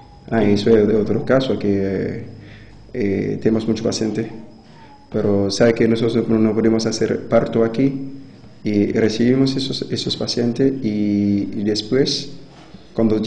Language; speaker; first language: Spanish; non-native, fluent; Haitian Creole